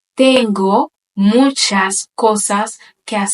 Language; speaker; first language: Spanish; non-native, fluent; Haitian Creole